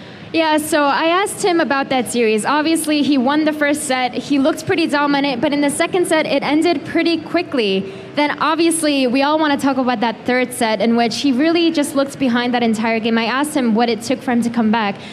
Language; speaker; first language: English; early bilingual, other home language; Korean